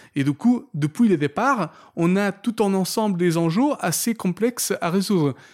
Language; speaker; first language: French; non-native, fluent; Portuguese